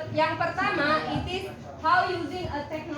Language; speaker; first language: English; non-native, learner; Indonesian